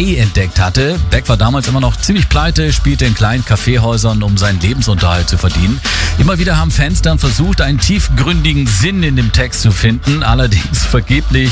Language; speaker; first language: German; native; German